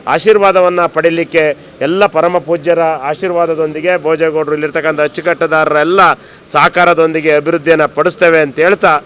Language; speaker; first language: Kannada; native; Kannada